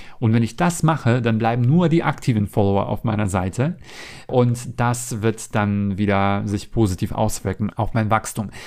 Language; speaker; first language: German; non-native, fluent; Macedonian